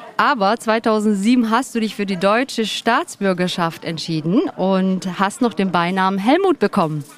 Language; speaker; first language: German; early bilingual, other home language; Turkish